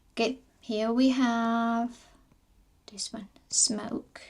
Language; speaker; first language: English; non-native, fluent; Armenian